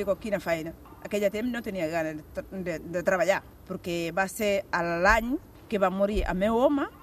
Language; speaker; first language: Catalan; non-native, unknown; Bambara